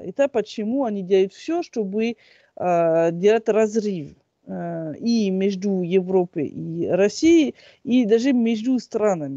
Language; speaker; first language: Russian; non-native, fluent; French